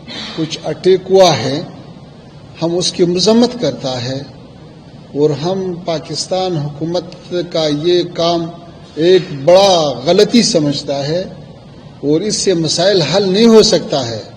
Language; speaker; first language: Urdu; non-native, fluent; Pashto